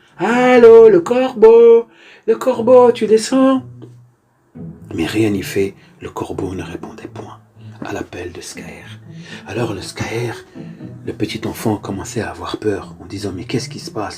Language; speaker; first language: French; native; French